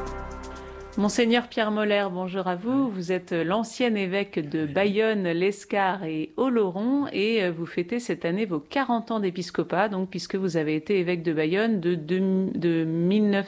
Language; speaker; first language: French; native; French